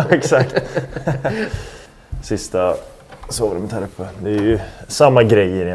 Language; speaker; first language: Swedish; native; Swedish